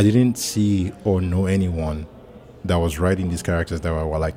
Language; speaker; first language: English; non-native, local second language; Yoruba